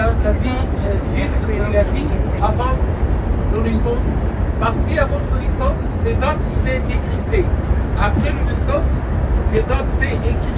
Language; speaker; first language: French; non-native, learner; Arabic